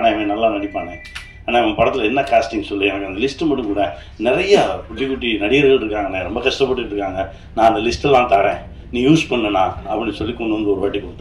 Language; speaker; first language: Tamil; native; Tamil